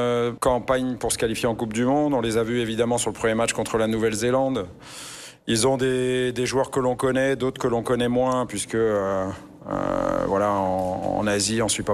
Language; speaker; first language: French; native; French